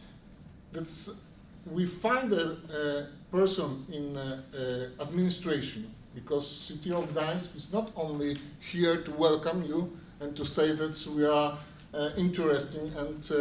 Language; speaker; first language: English; non-native, learner; Polish